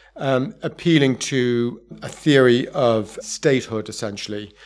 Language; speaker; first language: English; native; English